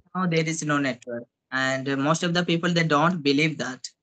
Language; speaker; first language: English; non-native, local second language; Odia